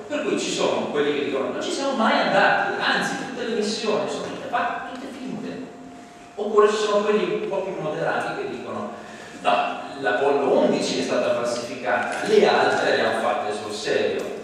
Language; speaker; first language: Italian; native; Italian